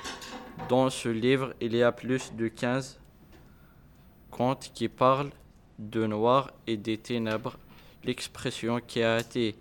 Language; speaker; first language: French; non-native, learner; Arabic